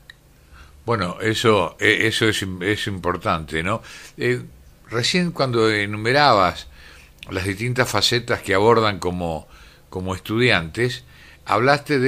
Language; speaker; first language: Spanish; native; Spanish